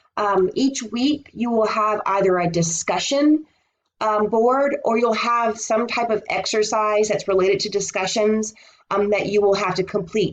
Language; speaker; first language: English; native; English